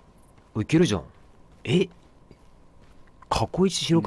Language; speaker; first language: Japanese; native; Japanese